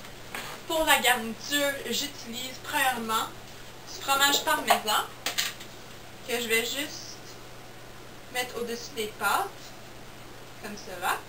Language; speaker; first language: French; non-native, local second language; English